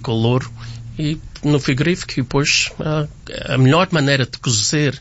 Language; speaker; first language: Portuguese; native; Portuguese